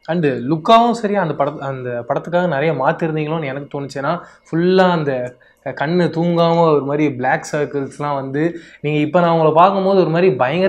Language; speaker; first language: Tamil; native; Tamil